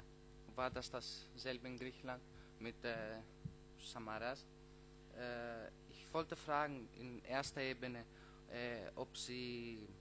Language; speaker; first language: German; non-native, learner; Greek